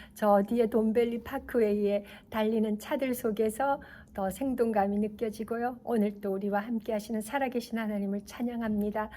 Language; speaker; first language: Korean; native; Korean